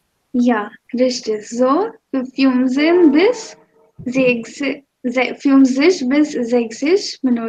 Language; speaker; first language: German; non-native, fluent; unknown